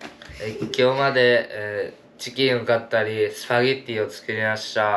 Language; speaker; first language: Japanese; early bilingual, other home language; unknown